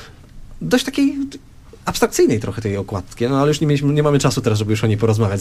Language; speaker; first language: Polish; native; Polish